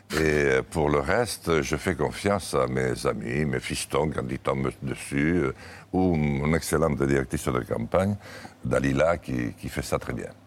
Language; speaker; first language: French; native; French